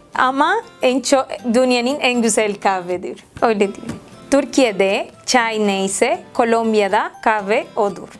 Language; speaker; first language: Turkish; non-native, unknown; Spanish